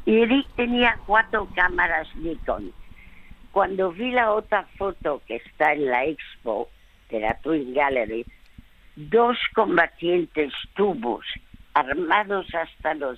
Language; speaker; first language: Spanish; early bilingual, other home language; French